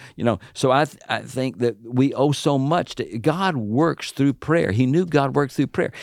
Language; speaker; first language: English; native; English